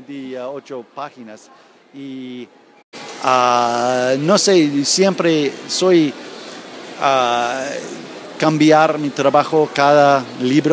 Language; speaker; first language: Spanish; non-native, learner; English